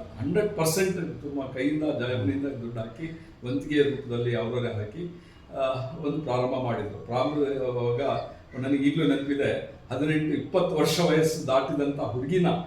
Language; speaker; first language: Kannada; non-native, local second language; Urdu